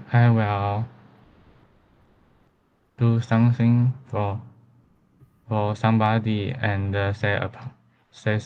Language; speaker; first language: English; non-native, learner; Chinese